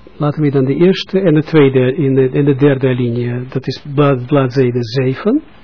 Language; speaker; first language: Dutch; non-native, fluent; Russian